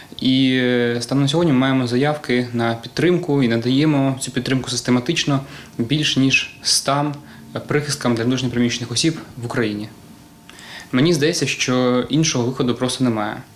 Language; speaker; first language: Ukrainian; native; Ukrainian